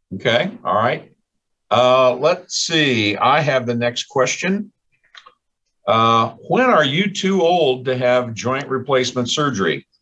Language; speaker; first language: English; native; English